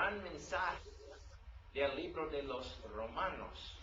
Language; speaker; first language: Spanish; non-native, learner; English